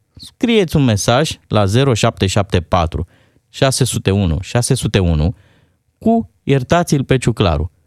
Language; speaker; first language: Romanian; native; Romanian